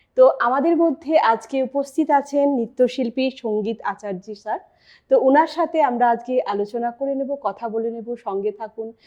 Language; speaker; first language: Bangla; native; Bangla